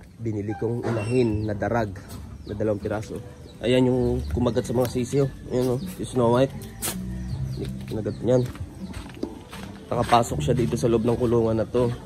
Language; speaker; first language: Filipino; non-native, local second language; Bikol